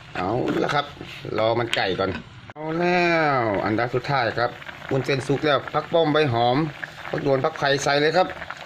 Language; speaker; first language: Thai; native; Thai